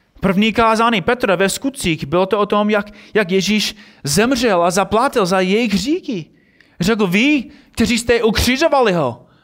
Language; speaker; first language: Czech; non-native, fluent; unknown